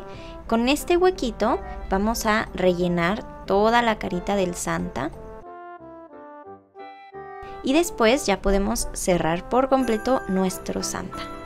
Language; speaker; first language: Spanish; native; Spanish